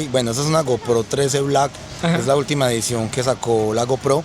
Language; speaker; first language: Spanish; native; Spanish